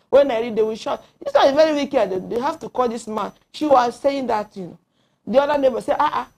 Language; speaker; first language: English; non-native, local second language; Igbo